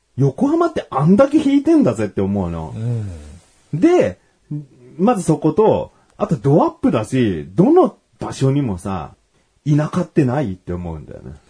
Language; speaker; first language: Japanese; native; Japanese